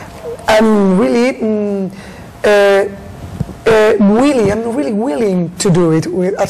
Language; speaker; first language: English; non-native, learner; Spanish